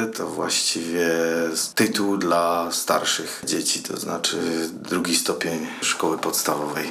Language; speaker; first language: Polish; native; Polish